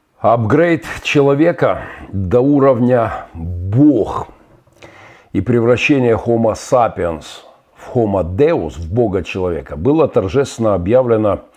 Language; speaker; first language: Russian; native; Russian